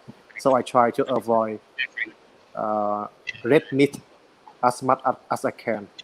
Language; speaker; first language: English; non-native, learner; Vietnamese